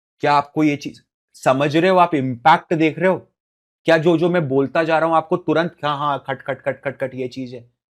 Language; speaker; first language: Hindi; native; Hindi